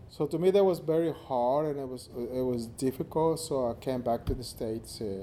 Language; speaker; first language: English; non-native, fluent; Spanish